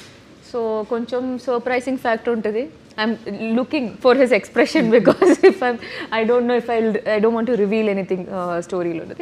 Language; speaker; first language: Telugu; non-native, learner; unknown